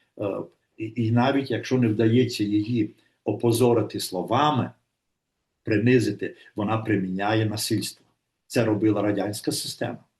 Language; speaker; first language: Ukrainian; native; Ukrainian